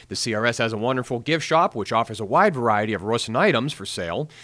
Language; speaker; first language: English; native; English